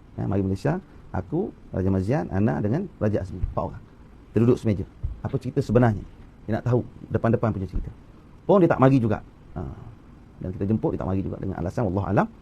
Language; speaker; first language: Malay; native; Malay